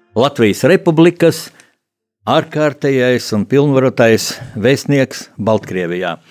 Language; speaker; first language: Latvian; native; Latvian